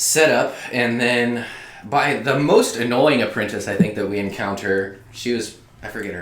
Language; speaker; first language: English; native; English